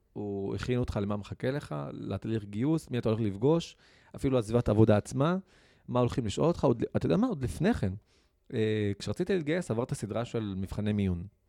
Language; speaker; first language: Hebrew; non-native, local second language; Arabic